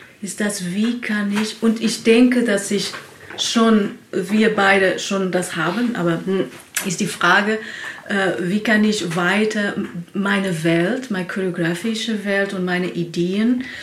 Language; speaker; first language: German; non-native, learner; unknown